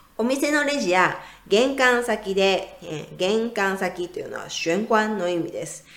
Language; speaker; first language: Japanese; native; Japanese